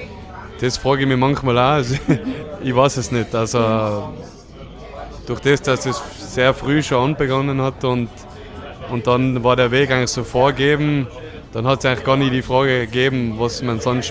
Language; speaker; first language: German; native; German